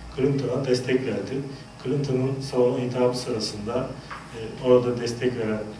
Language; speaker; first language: Turkish; native; Turkish